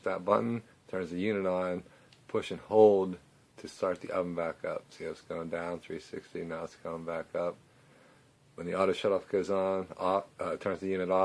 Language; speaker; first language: English; native; English